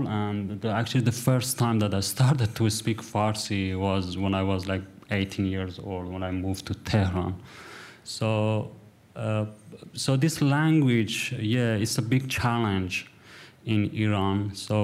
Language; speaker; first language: English; non-native, fluent; Kurdish